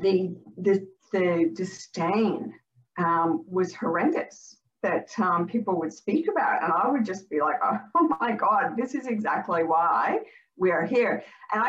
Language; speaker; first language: English; native; English